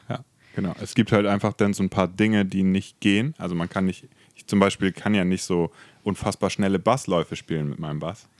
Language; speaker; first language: German; native; German